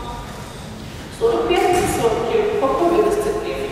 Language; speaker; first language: Ukrainian; native; Ukrainian